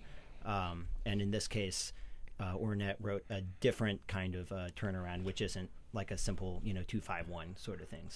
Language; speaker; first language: English; native; English